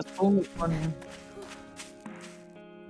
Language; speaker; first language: German; native; German